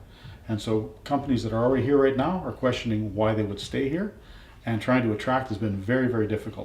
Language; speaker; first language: English; native; English